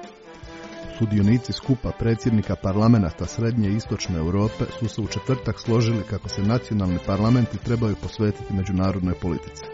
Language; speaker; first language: Croatian; native; Croatian